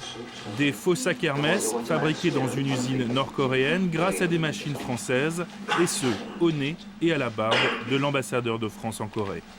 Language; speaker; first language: French; native; French